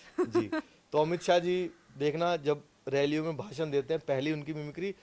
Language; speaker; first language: Hindi; native; Hindi